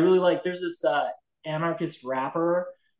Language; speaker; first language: English; native; English